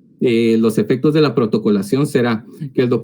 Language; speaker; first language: Spanish; native; Spanish